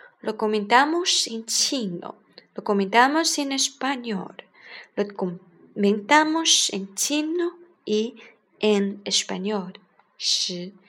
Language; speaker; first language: Spanish; non-native, learner; Chinese